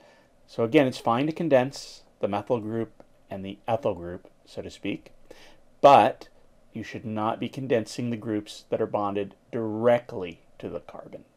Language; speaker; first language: English; native; English